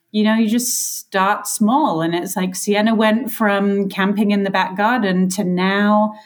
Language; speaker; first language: English; native; English